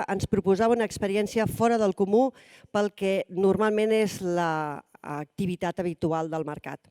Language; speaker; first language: Catalan; native; Catalan